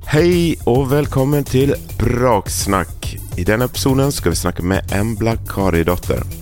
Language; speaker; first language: Norwegian; native; Norwegian